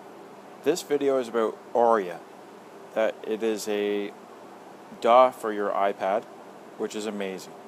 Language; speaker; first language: English; native; English